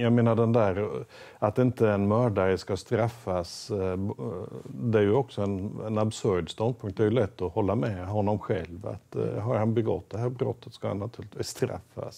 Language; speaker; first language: Swedish; native; Swedish